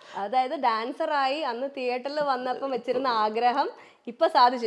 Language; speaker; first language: Malayalam; native; Malayalam